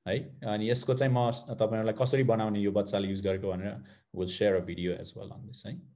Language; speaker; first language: English; non-native, local second language; Nepali